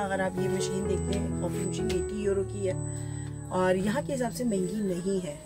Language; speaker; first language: Urdu; native; Urdu